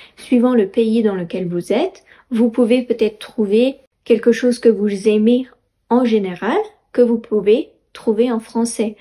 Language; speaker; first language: French; native; French